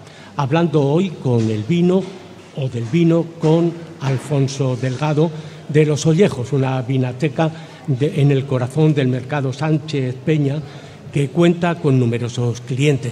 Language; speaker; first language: Spanish; native; Spanish